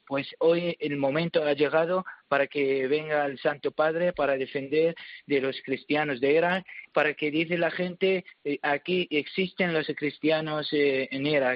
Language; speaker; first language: Spanish; non-native, learner; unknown